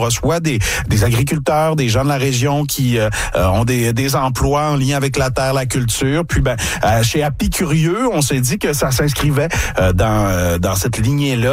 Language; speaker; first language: French; native; French